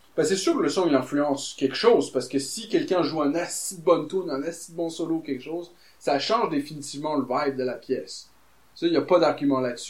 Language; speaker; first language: French; native; French